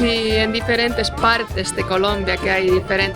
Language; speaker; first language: Spanish; non-native, fluent; Estonian